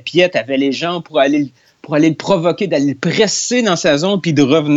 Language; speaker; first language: French; native; French